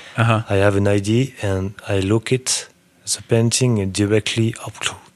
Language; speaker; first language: English; non-native, learner; French